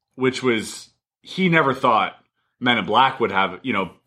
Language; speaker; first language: English; early bilingual, other home language; German